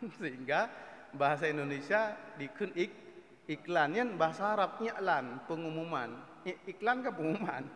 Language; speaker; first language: Malay; non-native, local second language; Achinese